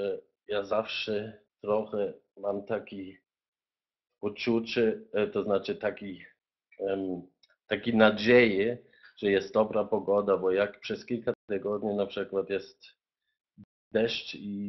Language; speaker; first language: Polish; non-native, fluent; German